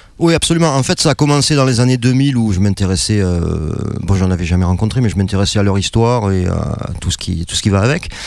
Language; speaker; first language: French; native; French